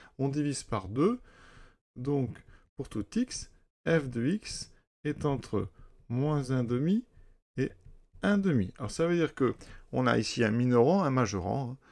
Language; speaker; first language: French; native; French